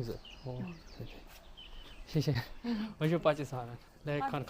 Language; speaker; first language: Chinese; non-native, learner; Urdu